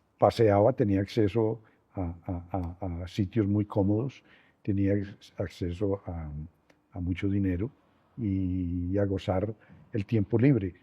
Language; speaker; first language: Spanish; native; Spanish